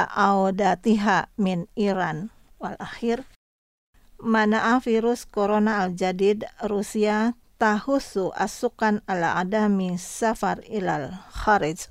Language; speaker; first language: Arabic; non-native, fluent; Indonesian